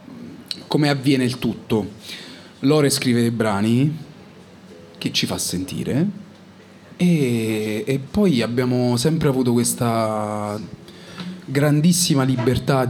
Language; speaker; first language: Italian; native; Italian